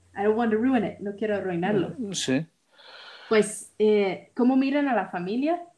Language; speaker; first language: Spanish; non-native, fluent; English